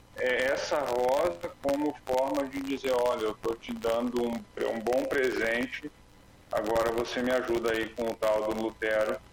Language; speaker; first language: Portuguese; native; Portuguese